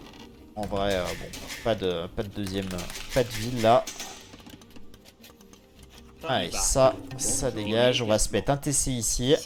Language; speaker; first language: French; native; French